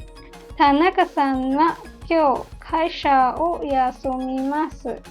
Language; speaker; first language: Japanese; non-native, learner; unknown